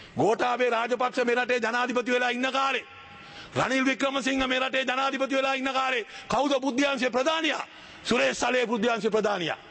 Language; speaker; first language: Sinhala; non-native, local second language; Tamil